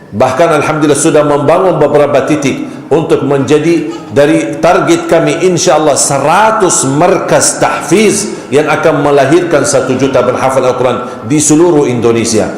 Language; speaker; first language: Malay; non-native, fluent; Arabic